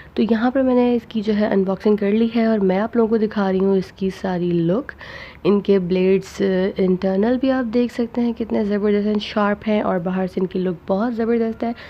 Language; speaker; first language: Urdu; non-native, local second language; Punjabi